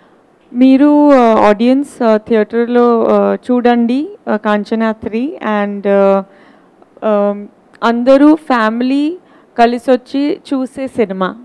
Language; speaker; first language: Telugu; non-native, learner; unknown